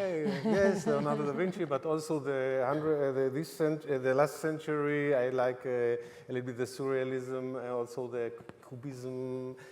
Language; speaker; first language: English; non-native, fluent; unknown